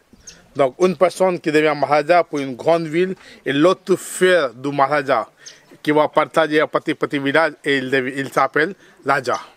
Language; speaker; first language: French; non-native, fluent; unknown